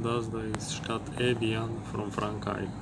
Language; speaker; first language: German; non-native, learner; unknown